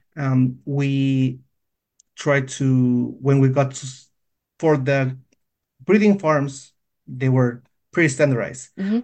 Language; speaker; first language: English; non-native, fluent; Spanish